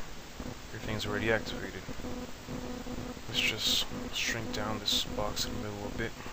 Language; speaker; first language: English; native; English